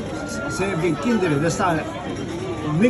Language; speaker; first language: Dutch; non-native, fluent; Filipino